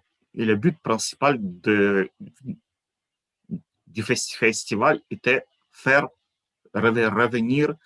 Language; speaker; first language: French; non-native, fluent; Ukrainian